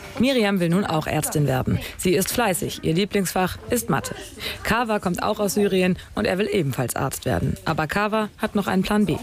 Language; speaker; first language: German; native; German